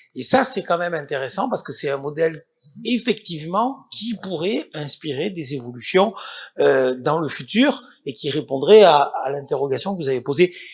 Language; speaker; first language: French; native; French